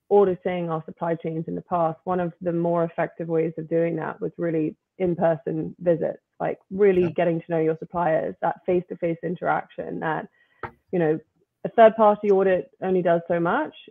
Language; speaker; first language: English; native; English